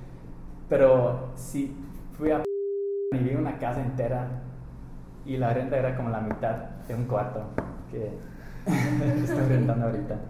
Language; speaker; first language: Spanish; non-native, fluent; English